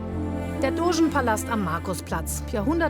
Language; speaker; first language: German; native; German